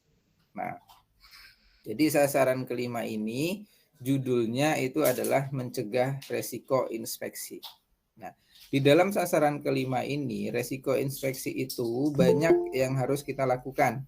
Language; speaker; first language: Indonesian; native; Indonesian